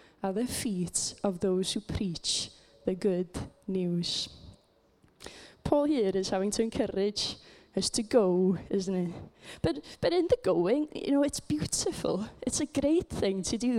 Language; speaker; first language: English; native; English